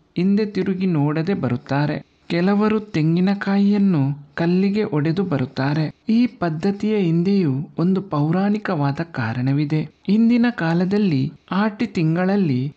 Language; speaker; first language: Kannada; non-native, local second language; Tulu